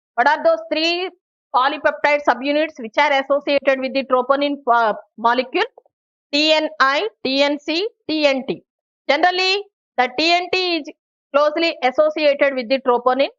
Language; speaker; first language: English; non-native, local second language; Telugu